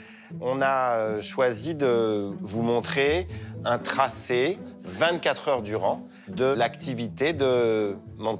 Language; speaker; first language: French; native; French